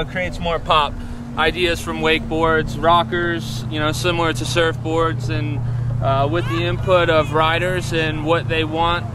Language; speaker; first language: English; native; English